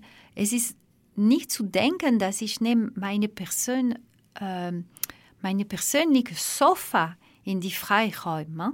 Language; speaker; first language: German; non-native, fluent; Dutch